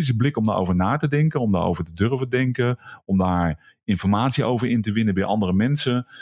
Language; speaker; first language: Dutch; native; Dutch